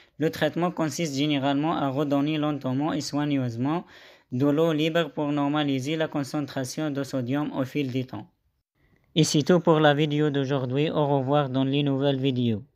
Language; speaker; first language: French; non-native, local second language; Arabic